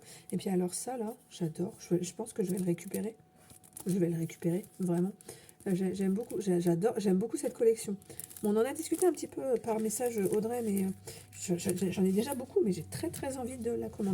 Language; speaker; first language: French; native; French